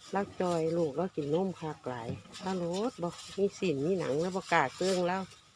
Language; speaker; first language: Thai; native; Thai